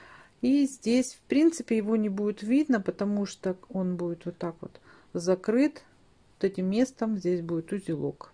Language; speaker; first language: Russian; native; Russian